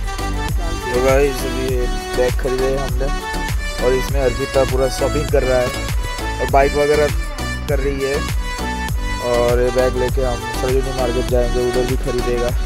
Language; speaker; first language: Hindi; non-native, local second language; Bangla